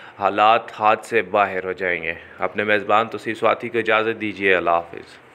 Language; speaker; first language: Urdu; native; Urdu